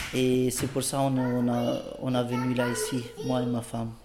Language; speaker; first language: French; non-native, learner; Albanian